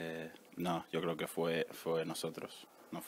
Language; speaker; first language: Spanish; non-native, learner; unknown